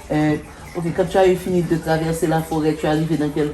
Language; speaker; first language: French; non-native, fluent; English